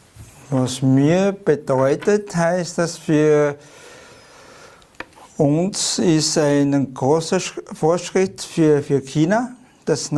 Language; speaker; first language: German; non-native, fluent; Chinese